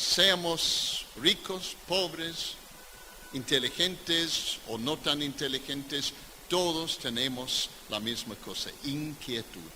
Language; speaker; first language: Spanish; non-native, fluent; English